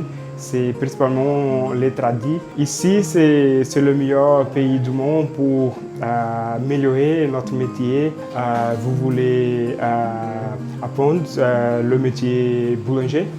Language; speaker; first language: French; non-native, learner; Portuguese